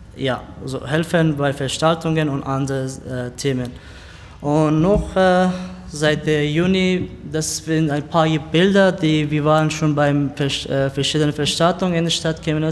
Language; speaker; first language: German; non-native, learner; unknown